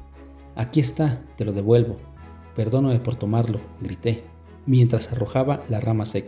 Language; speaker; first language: Spanish; native; Spanish